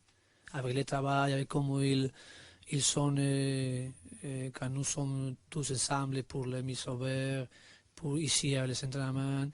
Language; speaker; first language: French; non-native, learner; Spanish